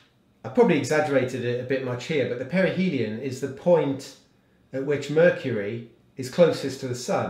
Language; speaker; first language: English; native; English